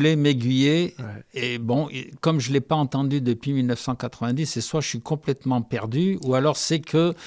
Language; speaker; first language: French; early bilingual, heritage; French